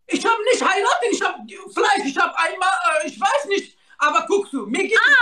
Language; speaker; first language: German; non-native, learner; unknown